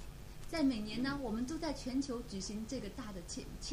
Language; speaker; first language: Chinese; native; Chinese